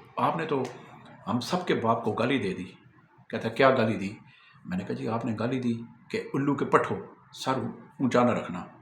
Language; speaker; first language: Urdu; non-native, local second language; Pashto